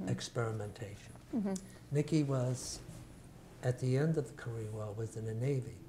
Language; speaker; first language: English; early bilingual, other home language; Italian